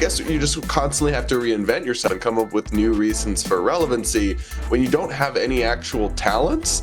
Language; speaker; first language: English; native; English